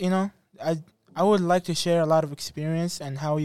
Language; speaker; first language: English; non-native, fluent; Persian